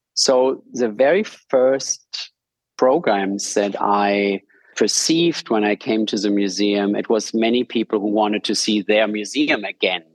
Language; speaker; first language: English; non-native, fluent; German